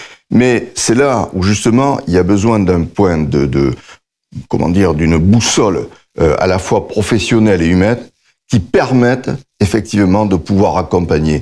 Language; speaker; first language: French; native; French